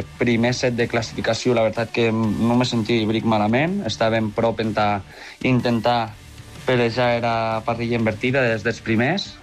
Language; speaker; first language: Catalan; non-native, local second language; Occitan